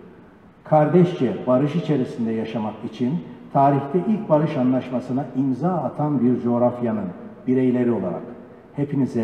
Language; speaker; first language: Turkish; native; Turkish